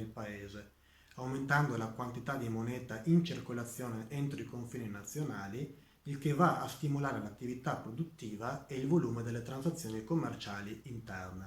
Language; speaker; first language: Italian; native; Italian